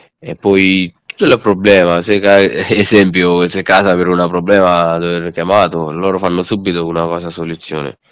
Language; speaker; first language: Italian; non-native, learner; Bangla